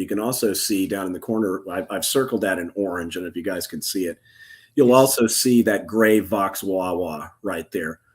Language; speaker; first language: English; native; English